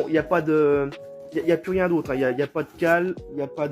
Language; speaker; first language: French; native; French